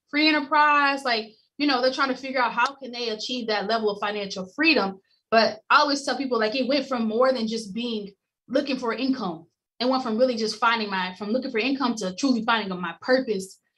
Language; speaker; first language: English; native; English